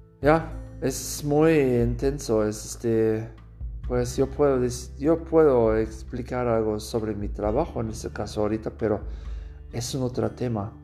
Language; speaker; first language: Spanish; non-native, learner; German